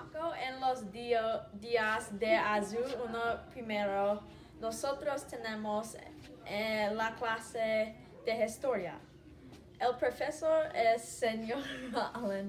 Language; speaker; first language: Spanish; non-native, learner; English